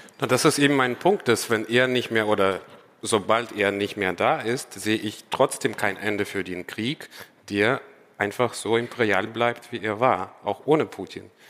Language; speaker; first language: German; non-native, fluent; Ukrainian